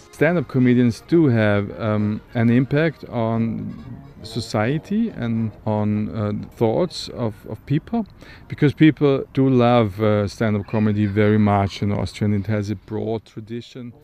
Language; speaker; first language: English; non-native, fluent; German